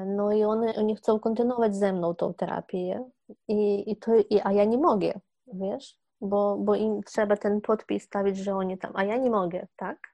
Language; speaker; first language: Polish; non-native, fluent; Ukrainian